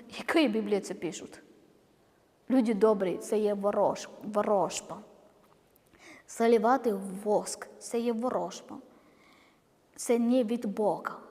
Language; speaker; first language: Ukrainian; non-native, learner; Malayalam